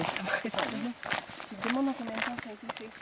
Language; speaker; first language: French; native; French